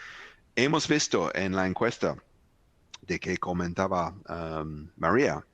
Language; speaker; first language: Spanish; non-native, fluent; English